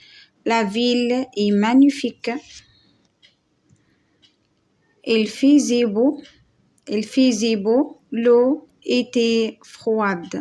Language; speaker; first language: French; non-native, fluent; Arabic